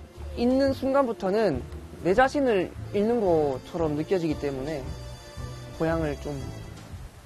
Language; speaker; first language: Korean; native; Korean